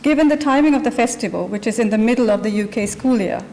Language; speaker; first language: English; non-native, local second language; Sinhala